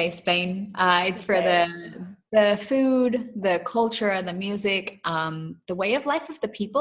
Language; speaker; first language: English; native; English